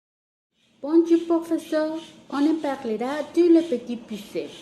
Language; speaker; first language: French; non-native, learner; Spanish